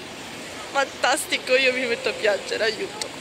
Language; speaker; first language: Italian; native; Italian